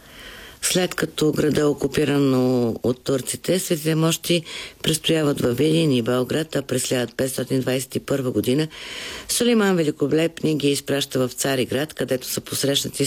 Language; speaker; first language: Bulgarian; native; Bulgarian